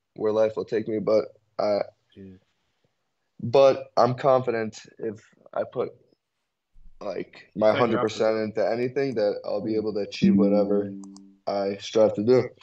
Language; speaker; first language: English; native; English